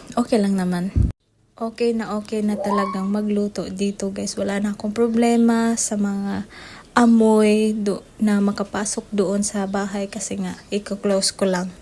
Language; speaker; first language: Filipino; non-native, local second language; Cebuano